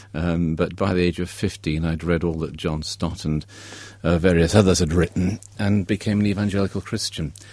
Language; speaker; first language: English; native; English